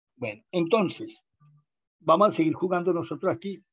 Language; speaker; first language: Spanish; native; Spanish